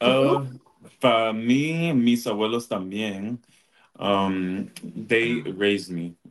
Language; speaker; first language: Spanish; early bilingual, other home language; English